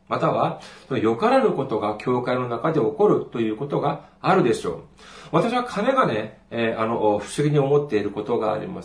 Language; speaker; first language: Japanese; non-native, fluent; Korean